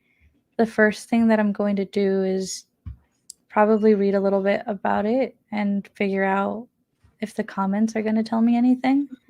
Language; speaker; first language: English; native; English